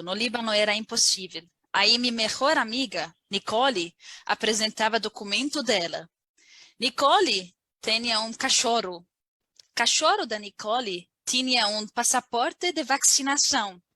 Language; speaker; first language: Portuguese; non-native, learner; Arabic